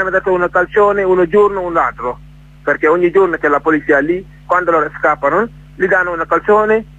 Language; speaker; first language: Italian; non-native, fluent; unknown